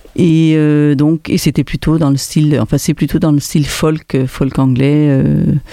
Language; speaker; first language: French; native; French